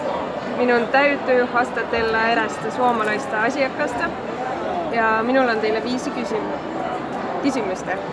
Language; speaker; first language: Finnish; non-native, learner; Estonian